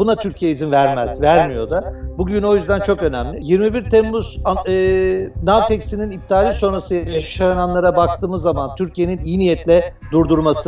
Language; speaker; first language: Turkish; native; Turkish